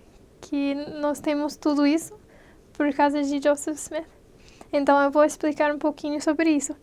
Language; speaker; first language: Portuguese; non-native, fluent; English